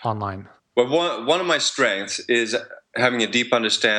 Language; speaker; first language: English; non-native, fluent; Swedish